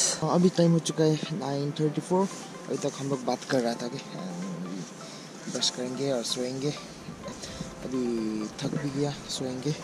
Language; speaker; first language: Hindi; non-native, local second language; Nepali